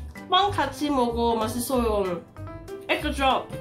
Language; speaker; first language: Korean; non-native, learner; Cantonese